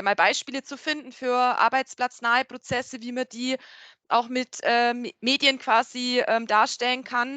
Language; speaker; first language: German; native; German